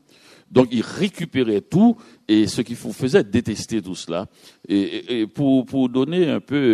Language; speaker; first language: French; native; French